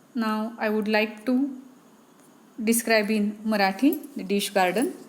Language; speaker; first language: English; non-native, local second language; Marathi